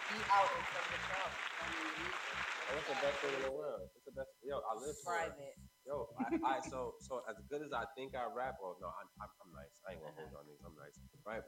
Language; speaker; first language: English; native; English